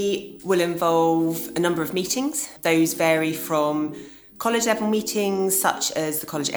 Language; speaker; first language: English; native; English